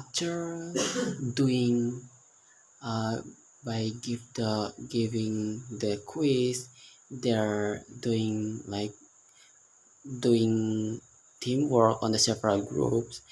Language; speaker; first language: English; non-native, learner; Indonesian